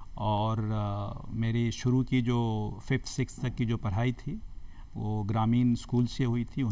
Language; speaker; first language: Hindi; native; Hindi